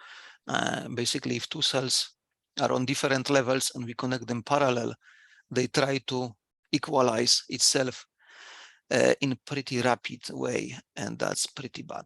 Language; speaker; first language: English; non-native, fluent; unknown